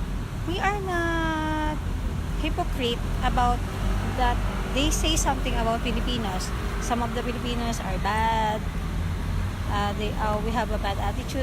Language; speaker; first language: English; non-native, learner; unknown